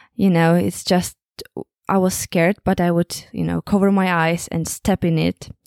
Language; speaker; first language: English; non-native, fluent; Kazakh